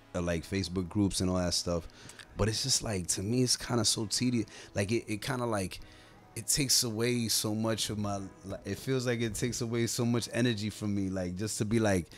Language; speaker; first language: English; native; English